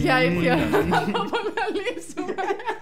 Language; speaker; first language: Greek; native; Greek